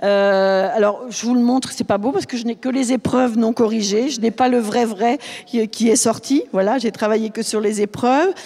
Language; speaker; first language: French; native; French